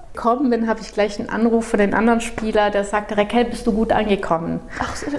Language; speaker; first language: German; non-native, fluent; Portuguese